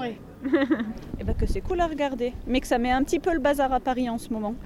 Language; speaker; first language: French; native; French